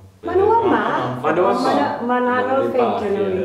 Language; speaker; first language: Welsh; native; Welsh